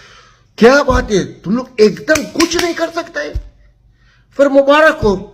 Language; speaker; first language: Hindi; non-native, learner; Arabic